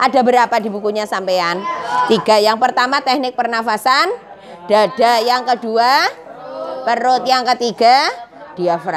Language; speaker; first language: Indonesian; non-native, local second language; Javanese